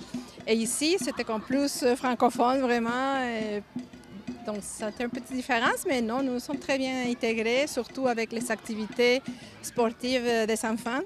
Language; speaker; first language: French; non-native, fluent; Spanish